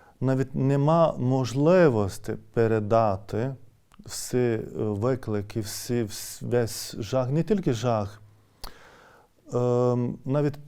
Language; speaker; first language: Ukrainian; non-native, fluent; Lithuanian